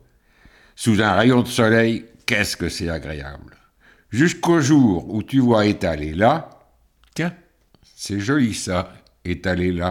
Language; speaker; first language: French; native; French